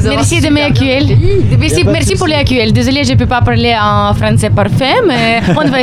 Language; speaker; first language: French; non-native, learner; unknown